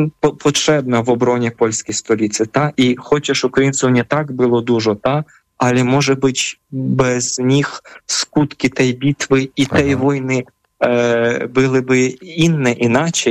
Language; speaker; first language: Polish; non-native, fluent; Ukrainian